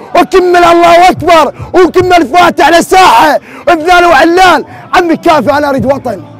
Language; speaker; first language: Arabic; native; Arabic